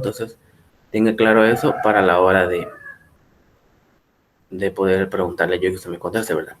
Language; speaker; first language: Spanish; native; Spanish